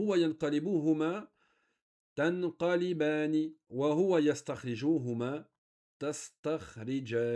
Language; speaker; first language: Arabic; non-native, fluent; French